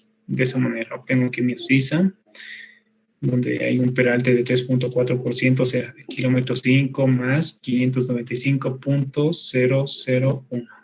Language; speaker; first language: Spanish; native; Spanish